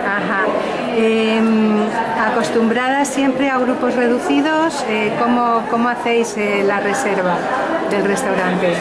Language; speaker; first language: Spanish; native; Spanish